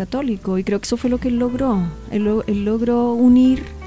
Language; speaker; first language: Spanish; native; Spanish